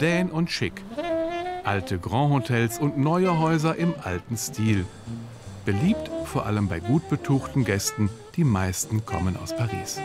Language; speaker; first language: German; native; German